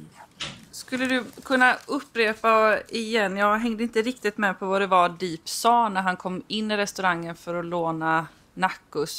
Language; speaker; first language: Swedish; native; Swedish